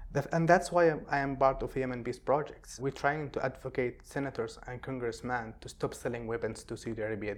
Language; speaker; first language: English; non-native, fluent; Arabic